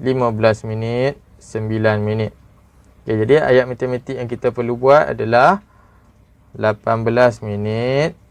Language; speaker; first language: Malay; native; Malay